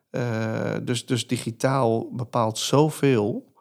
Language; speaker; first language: Dutch; non-native, fluent; Persian